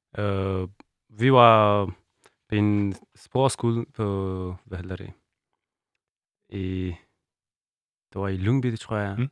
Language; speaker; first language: Danish; non-native, learner; Persian